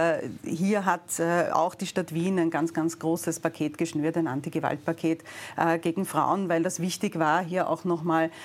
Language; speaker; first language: German; native; German